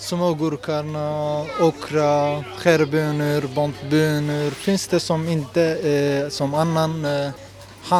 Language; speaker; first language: Swedish; non-native, learner; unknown